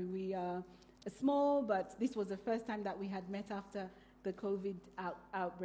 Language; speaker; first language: English; non-native, local second language; Yoruba